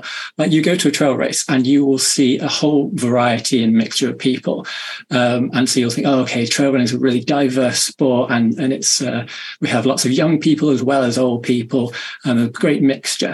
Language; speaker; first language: English; native; English